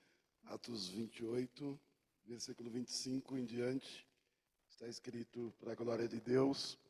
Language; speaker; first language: Portuguese; native; Portuguese